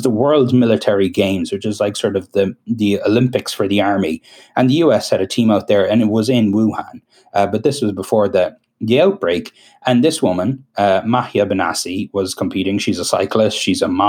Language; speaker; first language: English; native; English